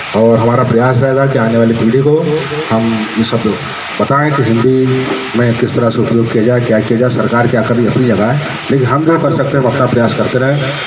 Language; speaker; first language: Hindi; native; Hindi